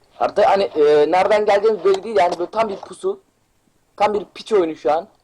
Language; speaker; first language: Turkish; native; Turkish